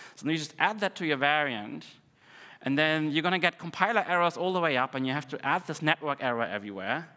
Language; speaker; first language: English; non-native, fluent; Russian